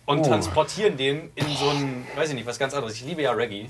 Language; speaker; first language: German; native; German